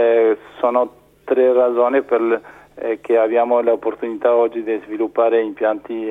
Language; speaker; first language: Italian; non-native, fluent; Spanish